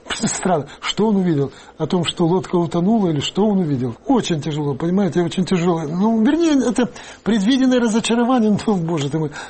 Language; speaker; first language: Russian; non-native, local second language; Ukrainian